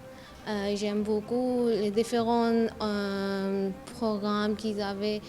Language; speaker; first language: French; non-native, learner; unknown